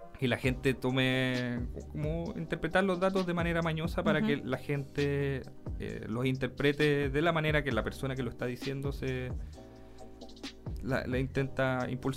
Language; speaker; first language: Spanish; native; Spanish